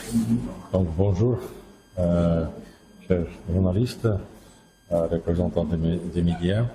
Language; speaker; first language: French; non-native, fluent; Russian